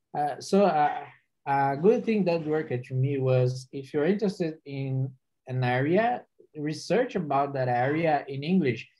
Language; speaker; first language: English; non-native, fluent; Portuguese